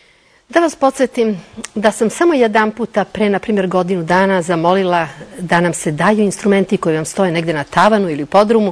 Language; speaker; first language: Serbian; native; Serbian